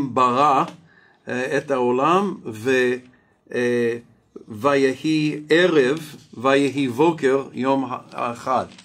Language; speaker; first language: Hebrew; non-native, fluent; English